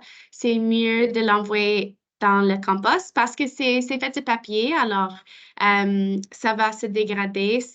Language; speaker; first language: French; non-native, local second language; English